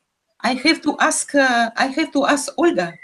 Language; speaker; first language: English; non-native, learner; Russian